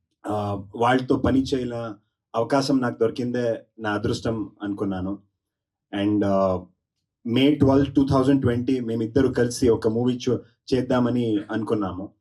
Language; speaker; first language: Telugu; non-native, learner; Kannada